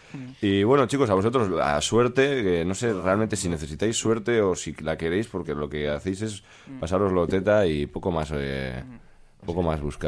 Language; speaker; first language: Spanish; native; Spanish